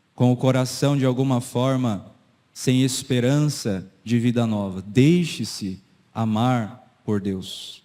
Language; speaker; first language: Portuguese; native; Portuguese